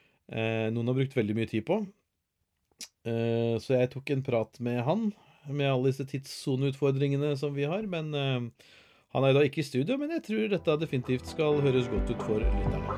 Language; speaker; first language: Norwegian; native; Norwegian